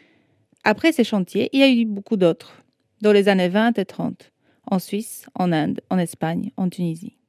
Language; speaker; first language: French; native; French